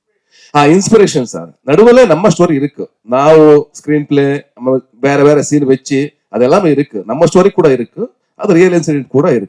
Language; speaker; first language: Tamil; non-native, learner; Kannada